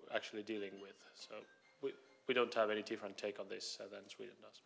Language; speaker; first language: English; non-native, fluent; Estonian